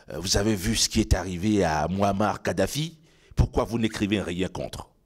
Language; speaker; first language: French; non-native, local second language; Ewe